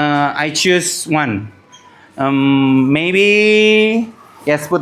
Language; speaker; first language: English; non-native, learner; Indonesian